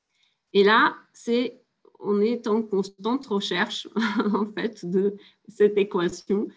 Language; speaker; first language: French; native; French